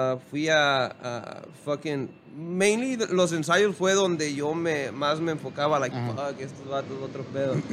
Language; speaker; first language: Spanish; early bilingual, heritage; Spanish